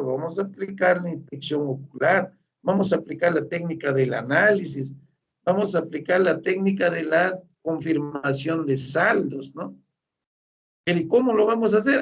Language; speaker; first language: Spanish; native; Spanish